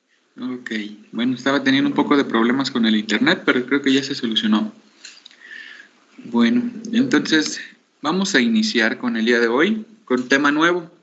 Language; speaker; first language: Spanish; native; Spanish